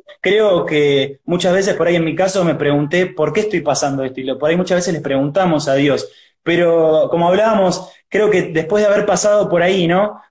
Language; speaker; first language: Spanish; native; Spanish